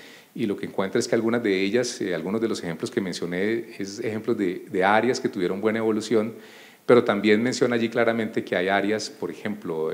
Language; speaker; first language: Spanish; native; Spanish